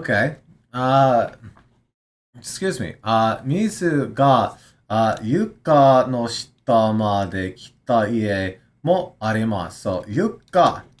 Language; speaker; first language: Japanese; non-native, learner; English